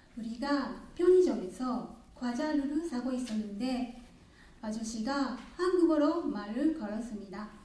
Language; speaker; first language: Korean; non-native, learner; Japanese